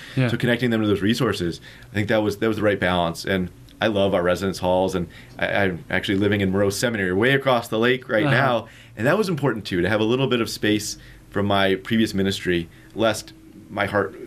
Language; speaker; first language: English; native; English